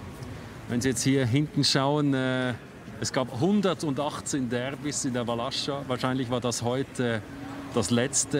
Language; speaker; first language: German; native; German